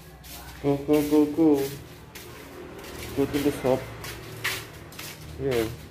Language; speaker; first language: English; non-native, learner; Indonesian